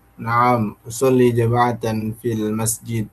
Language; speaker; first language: Arabic; non-native, learner; Indonesian